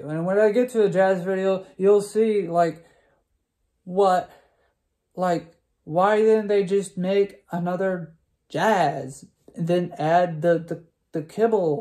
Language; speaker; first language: English; native; English